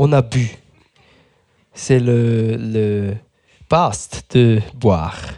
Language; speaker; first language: French; non-native, local second language; Swiss German